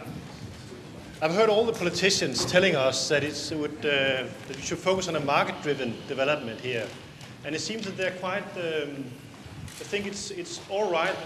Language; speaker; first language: English; non-native, fluent; Danish